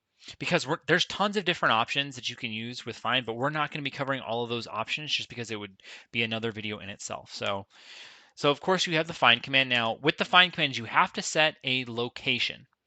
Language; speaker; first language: English; native; English